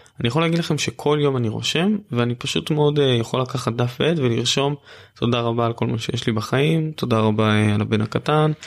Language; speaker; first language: Hebrew; native; Hebrew